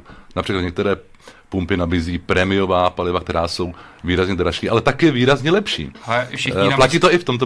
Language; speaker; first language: Czech; native; Czech